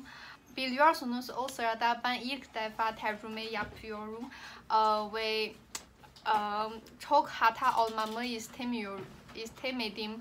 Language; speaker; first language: Turkish; non-native, learner; Chinese